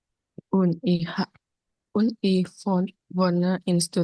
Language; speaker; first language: German; non-native, learner; Indonesian